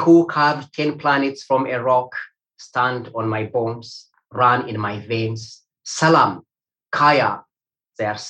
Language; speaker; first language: English; non-native, fluent; Amharic